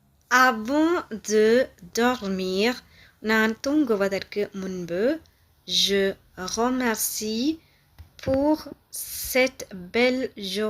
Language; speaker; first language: French; non-native, fluent; Tamil